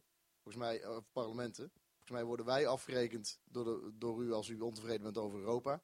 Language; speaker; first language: Dutch; native; Dutch